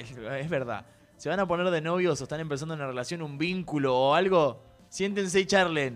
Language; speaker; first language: Spanish; native; Spanish